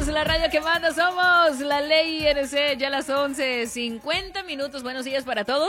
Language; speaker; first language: Spanish; native; Spanish